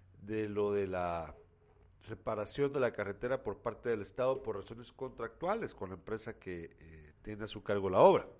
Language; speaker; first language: Spanish; native; Spanish